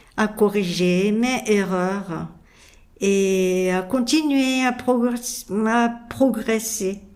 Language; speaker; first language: French; non-native, fluent; Japanese